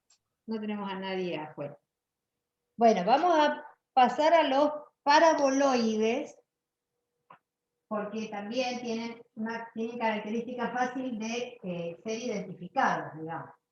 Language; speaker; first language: Spanish; native; Spanish